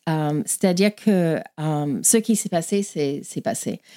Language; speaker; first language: French; non-native, fluent; English